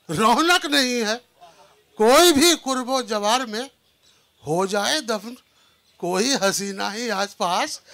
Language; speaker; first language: Urdu; native; Urdu